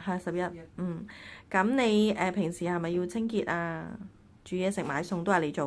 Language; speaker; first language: Cantonese; native; Cantonese